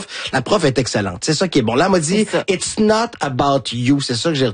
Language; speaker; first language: French; native; French